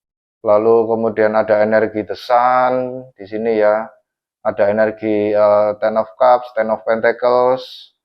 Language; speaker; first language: Indonesian; native; Indonesian